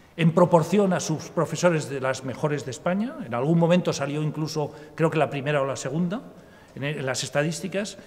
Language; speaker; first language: Spanish; native; Spanish